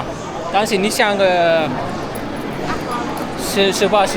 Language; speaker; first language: Chinese; non-native, learner; Amharic